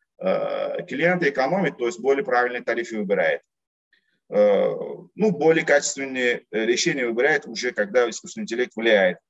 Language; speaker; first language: Russian; non-native, local second language; Uzbek